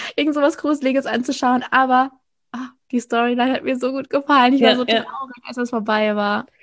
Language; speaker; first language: German; native; German